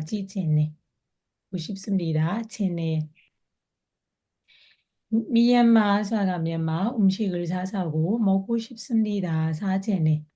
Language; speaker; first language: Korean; non-native, fluent; Burmese